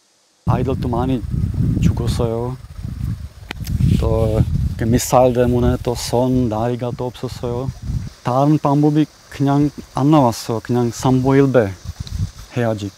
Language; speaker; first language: Korean; non-native, learner; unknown